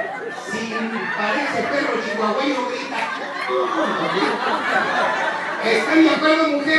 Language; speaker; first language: Spanish; native; Spanish